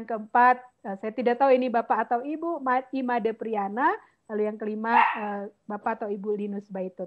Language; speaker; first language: Indonesian; native; Indonesian